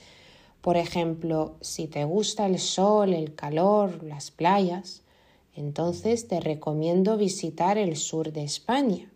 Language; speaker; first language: Spanish; non-native, fluent; Lithuanian